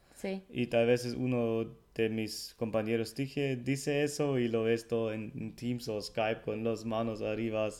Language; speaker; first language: Spanish; non-native, fluent; German